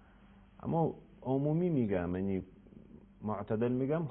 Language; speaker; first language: Persian; non-native, learner; Russian